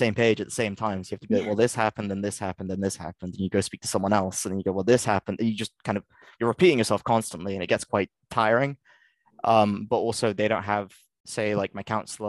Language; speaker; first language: English; native; English